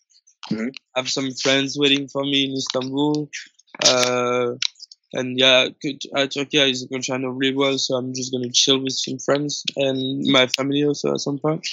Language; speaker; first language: English; non-native, fluent; French